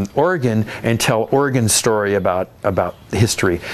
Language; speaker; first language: English; native; English